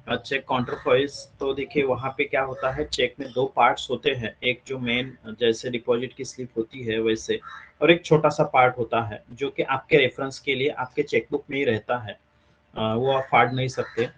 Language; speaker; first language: Hindi; non-native, local second language; Marathi